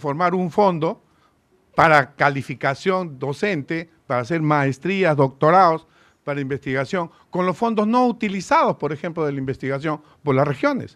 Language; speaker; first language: Spanish; native; Spanish